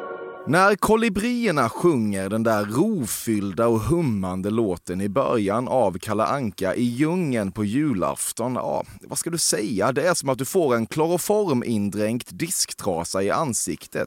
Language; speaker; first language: Swedish; native; Swedish